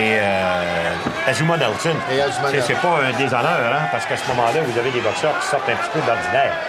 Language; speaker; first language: French; native; French